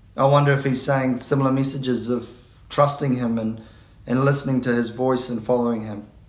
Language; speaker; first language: English; native; English